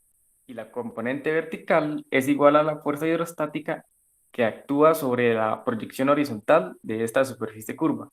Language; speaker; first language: Spanish; native; Spanish